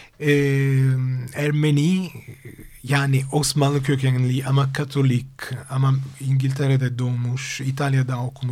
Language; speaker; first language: Turkish; non-native, fluent; Italian